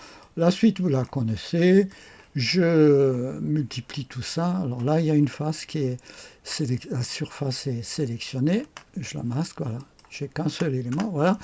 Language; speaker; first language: French; native; French